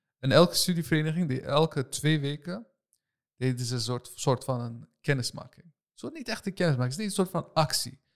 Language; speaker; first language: Dutch; early bilingual, other home language; Turkish